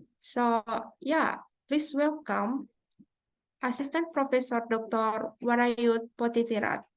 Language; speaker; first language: English; non-native, fluent; Indonesian